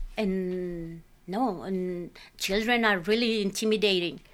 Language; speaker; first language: English; non-native, fluent; Spanish